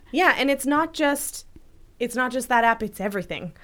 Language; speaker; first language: English; native; English